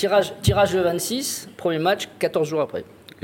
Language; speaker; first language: French; native; French